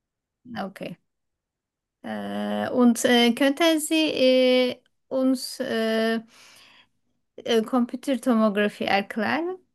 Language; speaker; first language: German; non-native, learner; Turkish